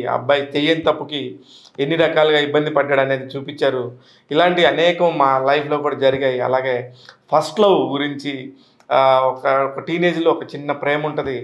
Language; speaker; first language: Telugu; native; Telugu